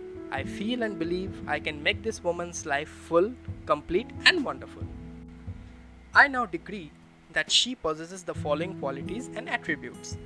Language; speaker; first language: English; non-native, local second language; Bangla